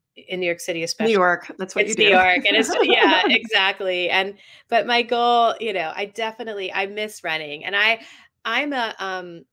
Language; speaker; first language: English; native; English